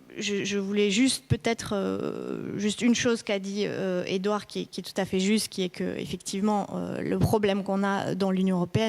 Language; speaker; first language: French; native; French